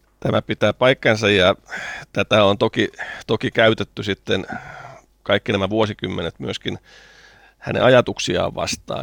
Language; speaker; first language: Finnish; native; Finnish